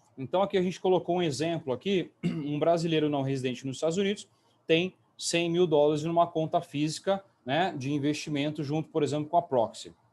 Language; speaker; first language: Portuguese; native; Portuguese